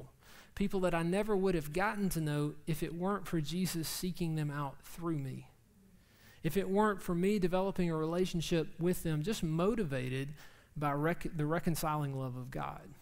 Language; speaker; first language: English; native; English